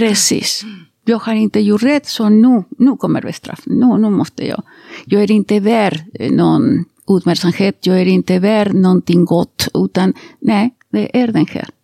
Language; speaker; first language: Swedish; non-native, fluent; Spanish